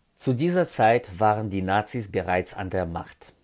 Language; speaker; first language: German; non-native, fluent; Russian